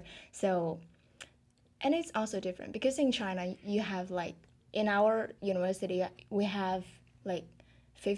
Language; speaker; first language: English; non-native, fluent; Chinese